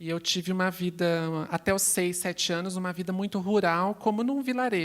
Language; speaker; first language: Portuguese; native; Portuguese